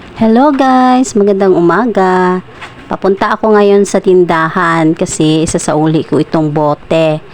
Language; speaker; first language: Filipino; non-native, local second language; Cebuano